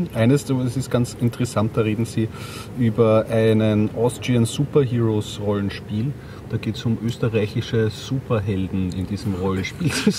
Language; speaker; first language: German; native; German